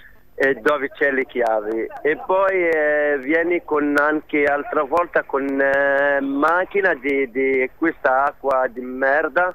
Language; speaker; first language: Italian; non-native, learner; Arabic